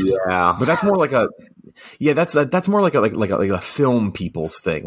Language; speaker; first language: English; native; English